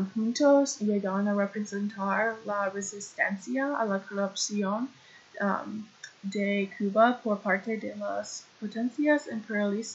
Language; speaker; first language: Spanish; non-native, learner; English